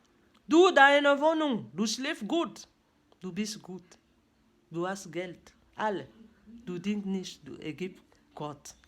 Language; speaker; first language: German; non-native, learner; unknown